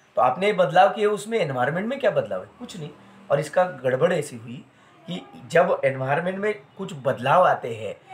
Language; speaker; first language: Hindi; non-native, local second language; Marathi